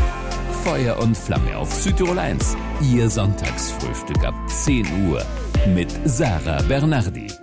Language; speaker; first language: German; native; German